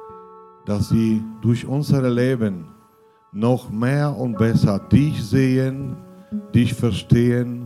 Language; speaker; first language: German; non-native, fluent; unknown